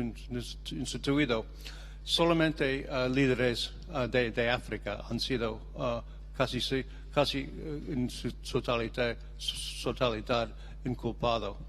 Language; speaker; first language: Spanish; non-native, learner; English